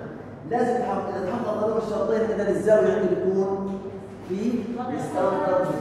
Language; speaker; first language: Arabic; native; Arabic